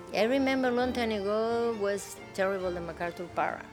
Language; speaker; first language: English; non-native, learner; Spanish